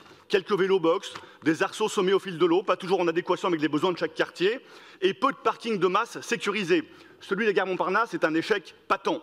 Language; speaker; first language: French; native; French